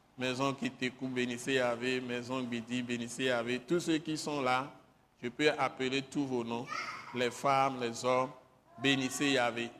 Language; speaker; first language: French; non-native, local second language; Ewe